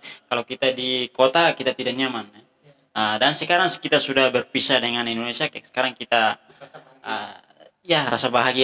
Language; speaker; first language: Indonesian; non-native, fluent; Tetum